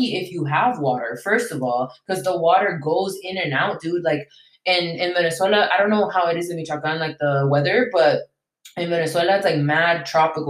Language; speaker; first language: English; early bilingual, other home language; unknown